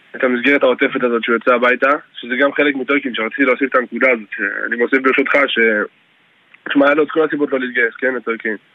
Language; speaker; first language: Hebrew; early bilingual, other home language; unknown